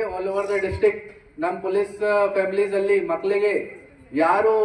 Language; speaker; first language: Kannada; non-native, fluent; Hindi